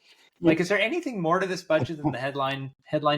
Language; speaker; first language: English; native; English